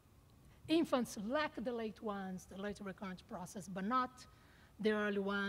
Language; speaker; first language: English; non-native, fluent; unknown